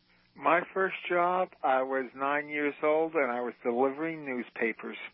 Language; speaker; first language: English; native; English